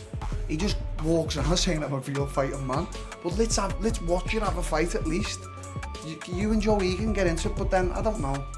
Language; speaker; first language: English; native; English